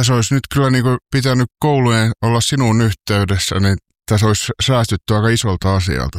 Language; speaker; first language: Finnish; native; Finnish